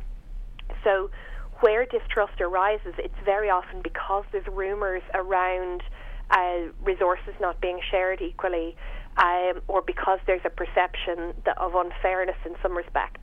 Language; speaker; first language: English; native; English